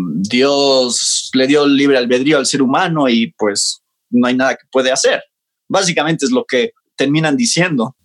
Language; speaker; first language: Spanish; native; Spanish